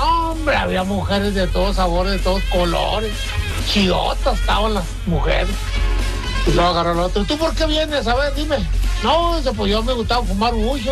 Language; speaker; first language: Spanish; native; Spanish